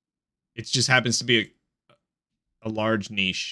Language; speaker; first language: English; native; English